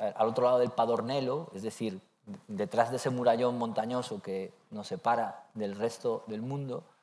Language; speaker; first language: Spanish; native; Spanish